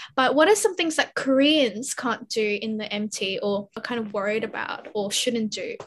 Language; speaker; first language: English; early bilingual, other home language; Korean